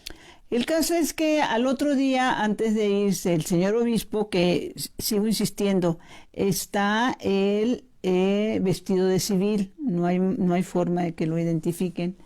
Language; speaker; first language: Spanish; native; Spanish